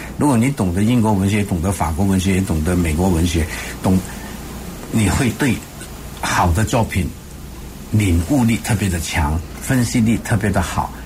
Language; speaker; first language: Chinese; native; Chinese